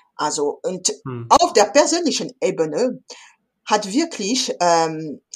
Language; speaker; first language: German; non-native, fluent; French